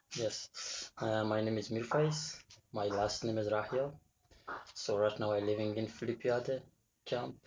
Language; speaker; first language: English; non-native, learner; Persian